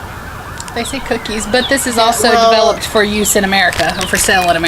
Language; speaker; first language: English; native; English